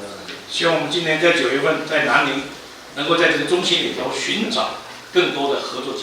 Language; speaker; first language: Chinese; native; Chinese